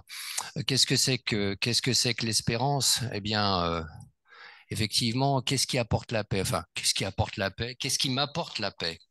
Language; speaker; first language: French; native; French